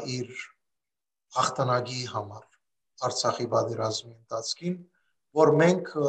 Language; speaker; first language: Armenian; early bilingual, other home language; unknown